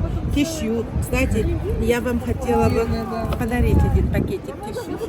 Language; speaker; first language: Russian; non-native, fluent; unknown